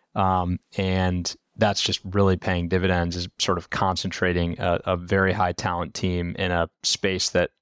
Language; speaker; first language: English; native; English